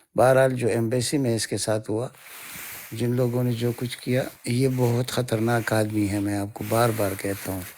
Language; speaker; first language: Urdu; non-native, local second language; Pashto